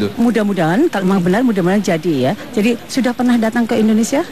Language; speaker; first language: Indonesian; native; Indonesian